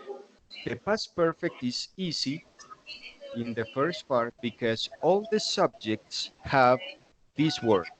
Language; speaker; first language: English; non-native, fluent; Spanish